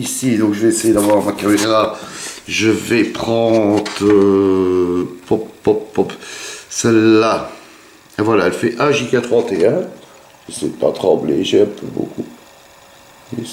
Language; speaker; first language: French; native; French